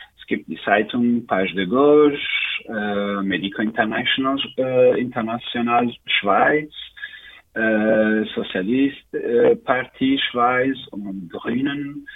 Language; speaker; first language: German; non-native, learner; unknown